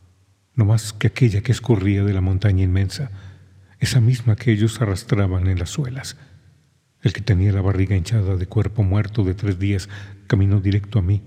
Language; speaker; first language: Spanish; native; Spanish